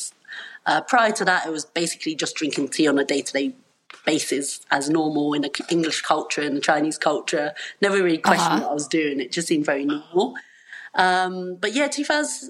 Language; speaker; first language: English; native; English